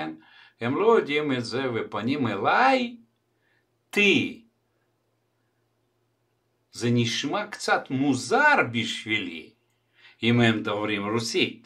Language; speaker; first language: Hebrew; non-native, fluent; Russian